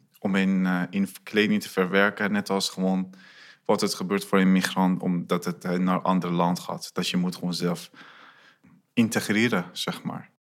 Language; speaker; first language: Dutch; non-native, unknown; Persian